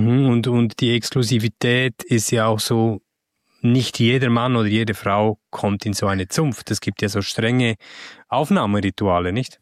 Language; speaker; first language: German; native; German